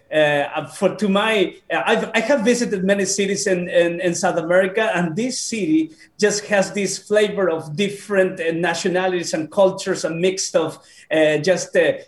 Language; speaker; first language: English; non-native, fluent; Spanish